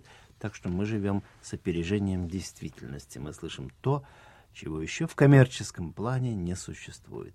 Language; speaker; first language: Russian; native; Russian